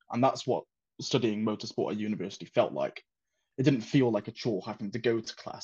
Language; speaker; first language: English; native; English